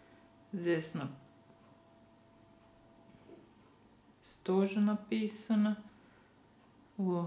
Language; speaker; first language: Russian; non-native, learner; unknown